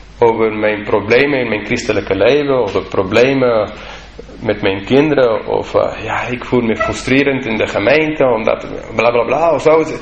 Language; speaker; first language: Dutch; non-native, fluent; English